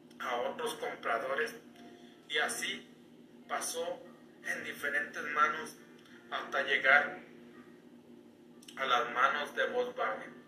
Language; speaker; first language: Spanish; native; Spanish